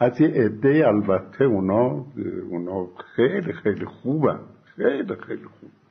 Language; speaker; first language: Persian; native; Persian